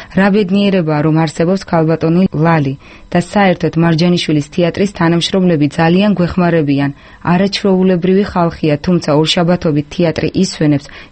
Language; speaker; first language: Georgian; non-native, local second language; Azerbaijani